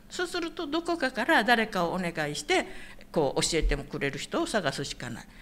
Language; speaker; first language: Japanese; non-native, local second language; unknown